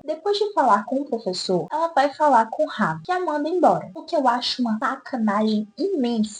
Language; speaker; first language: Portuguese; native; Portuguese